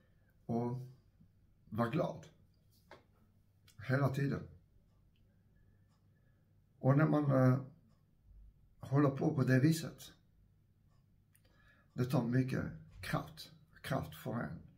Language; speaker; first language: Swedish; non-native, fluent; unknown